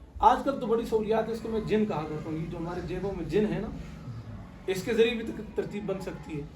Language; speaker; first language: Urdu; non-native, local second language; Pashto